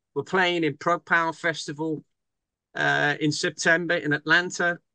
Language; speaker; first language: English; native; English